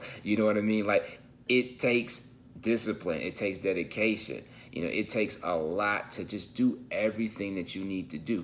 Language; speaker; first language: English; native; English